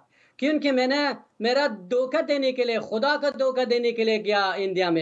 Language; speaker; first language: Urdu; non-native, learner; Persian